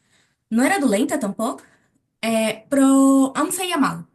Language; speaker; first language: Catalan; non-native, learner; Portuguese